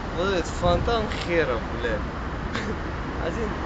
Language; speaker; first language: Russian; non-native, local second language; Georgian